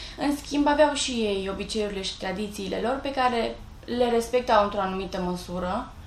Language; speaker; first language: Romanian; early bilingual, heritage; French